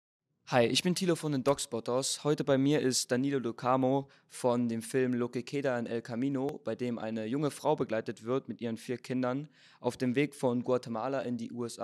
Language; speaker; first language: German; native; German